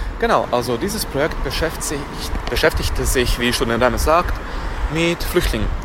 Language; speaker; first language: German; non-native, fluent; Serbian